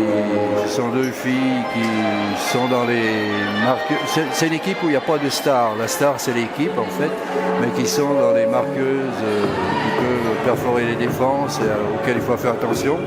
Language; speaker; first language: French; native; French